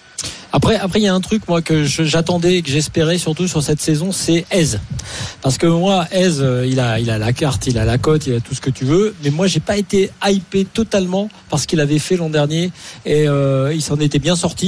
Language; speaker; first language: French; native; French